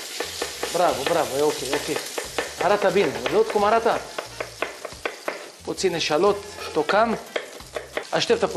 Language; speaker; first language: Romanian; non-native, learner; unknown